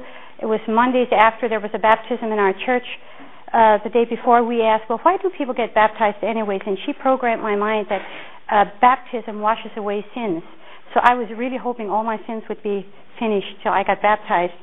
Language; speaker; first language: English; native; English